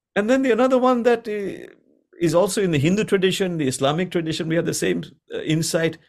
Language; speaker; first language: English; non-native, local second language; Bangla